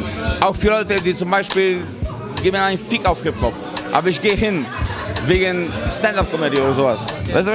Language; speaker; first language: German; non-native, fluent; Polish